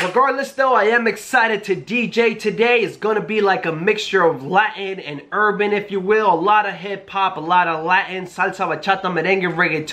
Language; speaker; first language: English; native; English